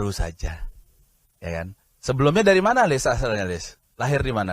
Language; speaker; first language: Indonesian; native; Indonesian